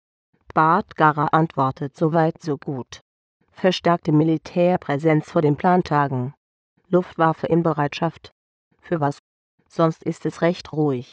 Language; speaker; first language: German; native; German